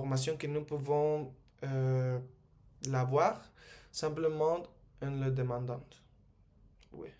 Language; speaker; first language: French; non-native, learner; Spanish